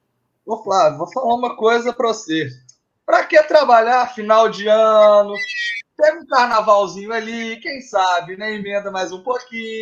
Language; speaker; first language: Portuguese; native; Portuguese